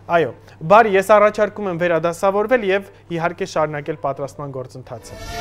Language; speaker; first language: Armenian; native; Armenian